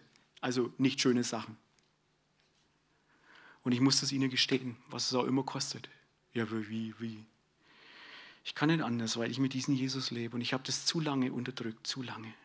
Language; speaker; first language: German; native; German